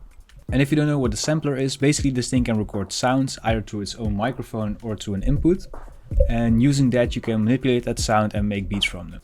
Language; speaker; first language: English; non-native, fluent; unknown